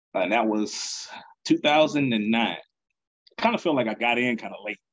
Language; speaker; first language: English; native; English